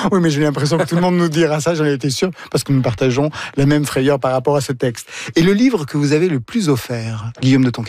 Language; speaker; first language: French; native; French